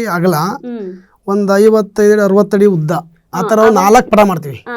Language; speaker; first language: Kannada; native; Kannada